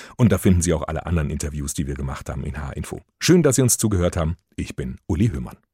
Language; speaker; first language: German; native; German